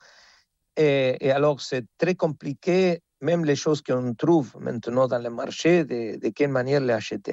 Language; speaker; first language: French; non-native, fluent; Spanish